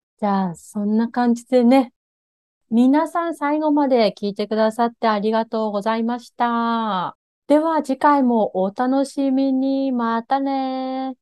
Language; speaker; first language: Japanese; native; Japanese